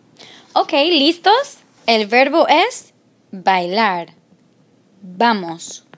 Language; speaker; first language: Spanish; non-native, fluent; English